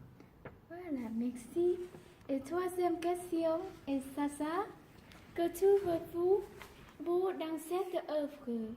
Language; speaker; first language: French; non-native, learner; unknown